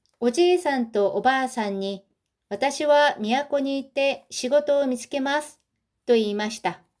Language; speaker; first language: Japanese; non-native, local second language; Korean